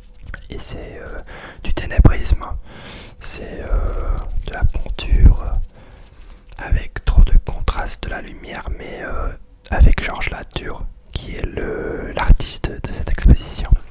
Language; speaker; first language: French; non-native, fluent; English